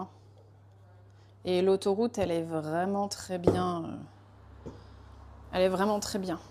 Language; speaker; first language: French; early bilingual, other home language; Portuguese